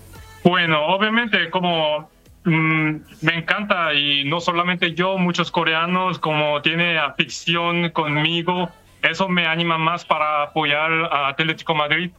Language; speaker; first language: Spanish; non-native, fluent; Korean